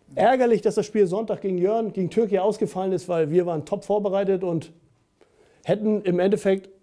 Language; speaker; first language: German; native; German